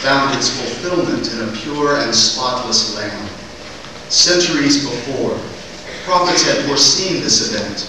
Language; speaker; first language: English; native; English